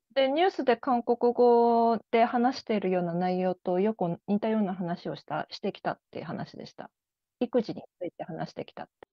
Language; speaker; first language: Japanese; early bilingual, other home language; Korean